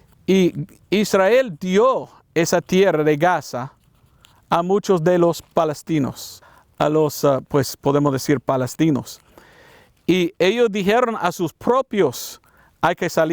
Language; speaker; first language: Spanish; non-native, learner; English